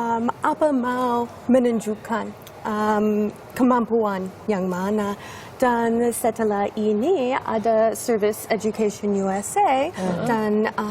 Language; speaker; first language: Indonesian; non-native, fluent; English